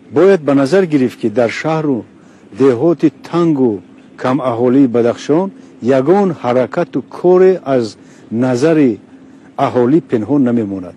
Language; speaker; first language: Tajik; non-native, local second language; Shughni